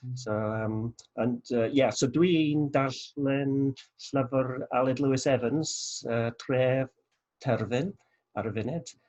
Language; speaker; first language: Welsh; non-native, local second language; English